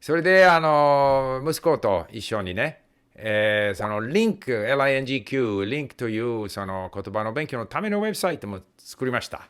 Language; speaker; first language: Japanese; non-native, fluent; English